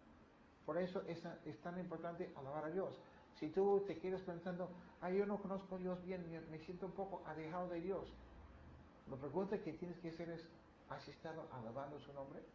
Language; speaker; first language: Spanish; non-native, fluent; English